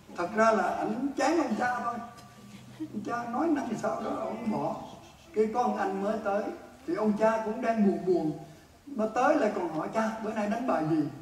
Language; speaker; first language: Vietnamese; native; Vietnamese